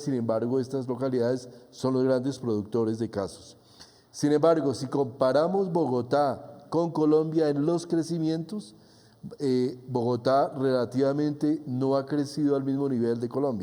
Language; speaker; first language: Spanish; native; Spanish